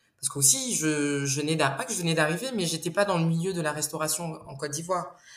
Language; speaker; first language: French; non-native, local second language; Bambara